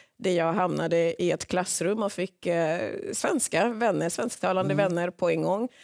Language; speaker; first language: Swedish; early bilingual, other home language; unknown